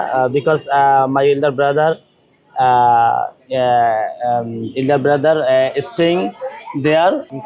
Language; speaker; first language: English; non-native, learner; Bangla